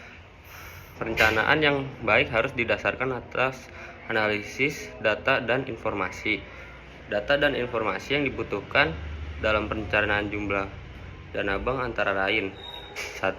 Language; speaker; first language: Indonesian; native; Indonesian